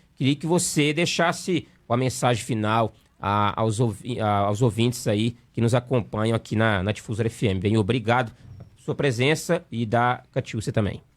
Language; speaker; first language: Portuguese; native; Portuguese